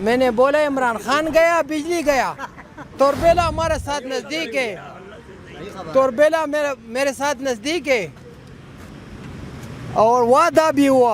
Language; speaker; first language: Hindi; non-native, local second language; Pashto